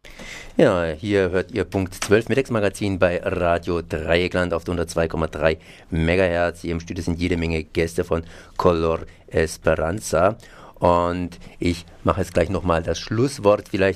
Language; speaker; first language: German; native; German